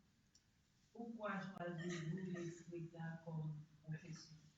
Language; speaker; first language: French; non-native, learner; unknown